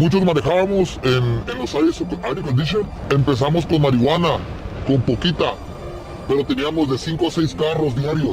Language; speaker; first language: Spanish; native; Spanish